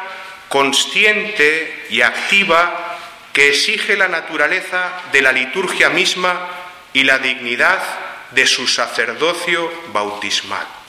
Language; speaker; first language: Spanish; native; Spanish